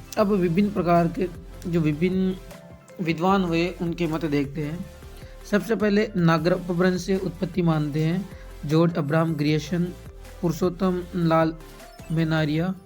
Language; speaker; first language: Hindi; native; Hindi